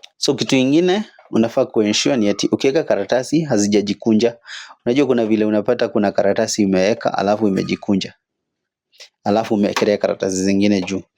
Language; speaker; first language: Swahili; native; Swahili